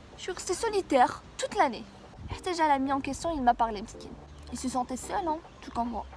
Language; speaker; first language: French; non-native, local second language; Arabic